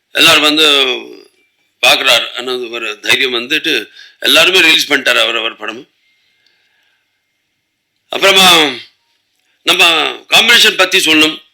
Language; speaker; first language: Tamil; non-native, local second language; Telugu